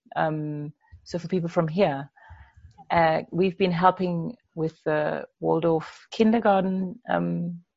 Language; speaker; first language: English; non-native, fluent; Danish